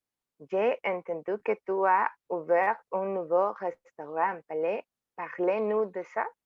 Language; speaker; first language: French; non-native, learner; Spanish